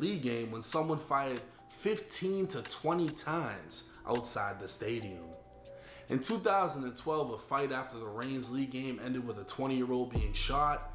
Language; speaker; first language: English; native; English